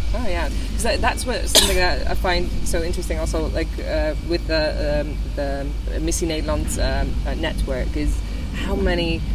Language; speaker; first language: English; non-native, fluent; Dutch